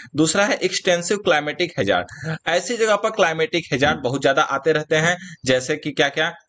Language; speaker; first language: Hindi; native; Hindi